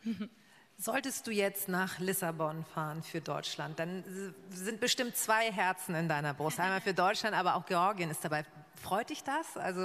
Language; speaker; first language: German; native; German